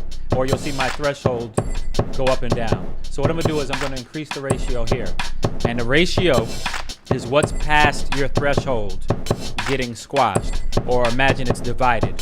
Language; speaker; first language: English; native; English